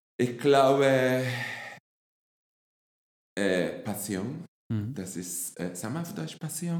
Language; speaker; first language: German; non-native, fluent; Spanish